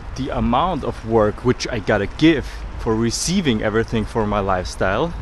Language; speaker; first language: English; non-native, fluent; German